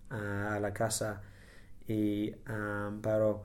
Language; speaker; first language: Spanish; non-native, learner; English